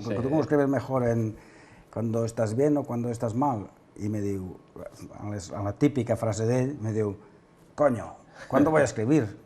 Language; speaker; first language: Spanish; non-native, local second language; Catalan